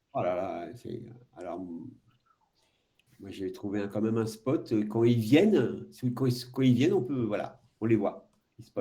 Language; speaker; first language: French; native; French